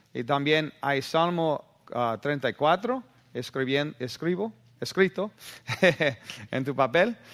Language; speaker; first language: Spanish; non-native, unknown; English